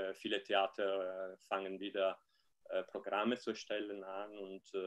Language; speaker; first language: German; non-native, fluent; Italian